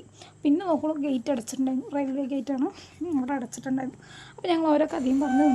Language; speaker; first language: Malayalam; native; Malayalam